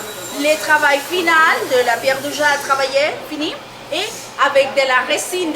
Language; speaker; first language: French; non-native, learner; Spanish